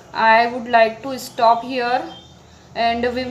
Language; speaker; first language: English; non-native, learner; Marathi